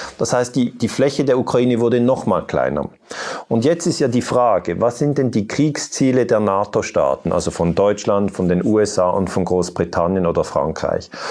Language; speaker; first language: German; native; German